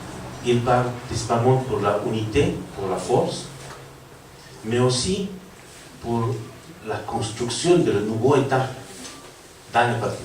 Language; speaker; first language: French; non-native, learner; Spanish